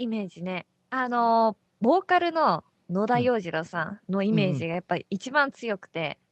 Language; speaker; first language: Japanese; native; Japanese